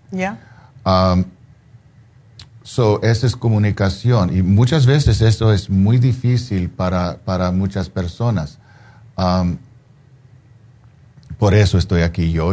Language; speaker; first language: Spanish; non-native, fluent; English